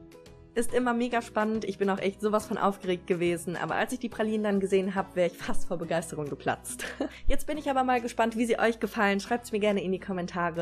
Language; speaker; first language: German; native; German